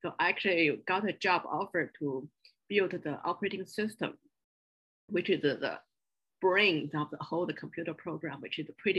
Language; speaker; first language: English; non-native, fluent; Chinese